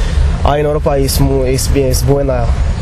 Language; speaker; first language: Spanish; non-native, learner; Arabic